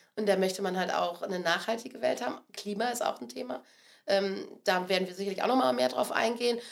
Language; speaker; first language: German; native; German